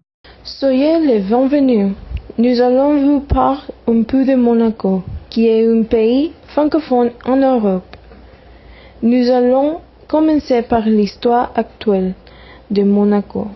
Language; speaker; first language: French; non-native, learner; Spanish